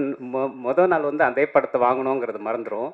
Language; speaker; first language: Tamil; native; Tamil